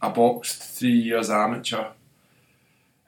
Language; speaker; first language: English; native; English